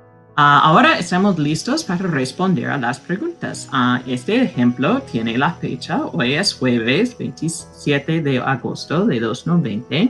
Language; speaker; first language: Spanish; non-native, fluent; English